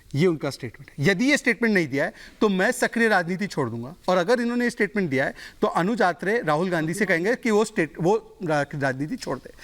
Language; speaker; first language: Hindi; native; Hindi